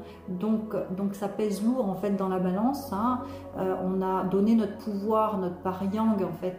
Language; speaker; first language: French; native; French